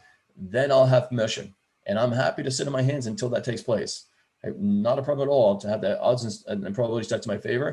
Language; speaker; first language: English; native; English